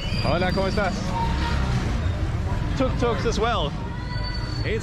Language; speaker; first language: Spanish; non-native, fluent; English